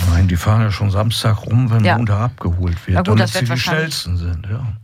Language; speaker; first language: German; native; German